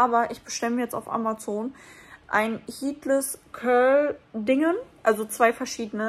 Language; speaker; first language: German; native; German